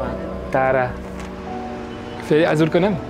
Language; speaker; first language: Nepali; non-native, learner; French